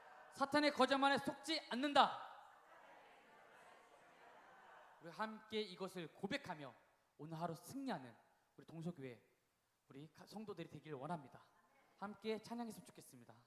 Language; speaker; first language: Korean; native; Korean